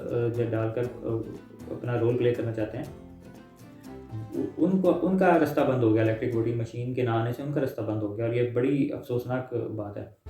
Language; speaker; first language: Urdu; native; Urdu